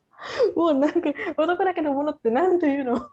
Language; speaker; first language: Japanese; non-native, fluent; Indonesian